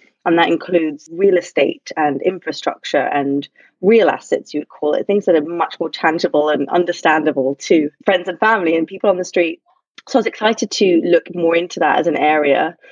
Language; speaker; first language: English; native; English